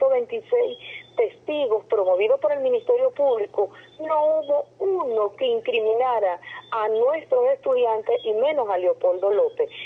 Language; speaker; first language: Spanish; native; Spanish